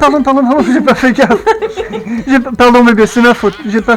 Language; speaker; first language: French; native; French